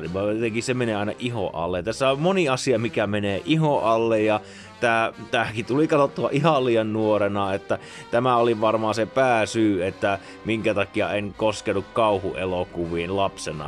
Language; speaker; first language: Finnish; native; Finnish